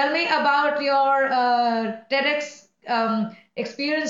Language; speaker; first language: English; non-native, local second language; Hindi